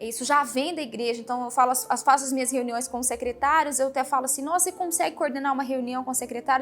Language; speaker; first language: Portuguese; native; Portuguese